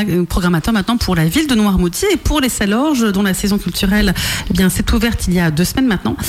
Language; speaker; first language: French; native; French